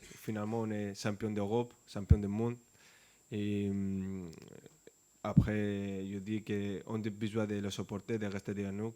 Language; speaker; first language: French; non-native, fluent; Spanish